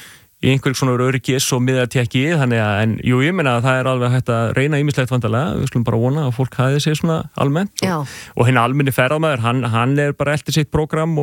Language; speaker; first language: Icelandic; native; Icelandic